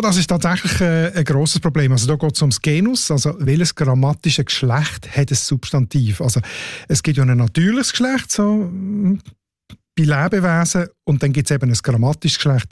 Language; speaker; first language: German; native; German